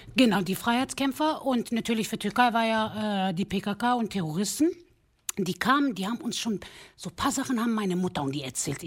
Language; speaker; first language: German; early bilingual, other home language; Kurdish